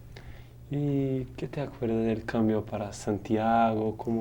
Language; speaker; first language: Spanish; non-native, learner; Portuguese